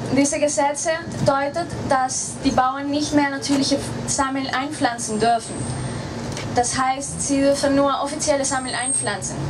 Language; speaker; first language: German; non-native, fluent; Spanish